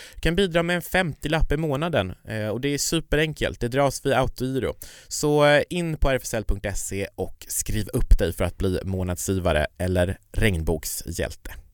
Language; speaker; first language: Swedish; native; Swedish